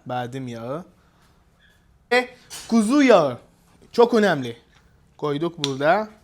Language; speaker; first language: Turkish; non-native, fluent; Arabic